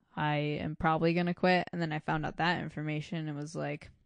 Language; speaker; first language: English; native; English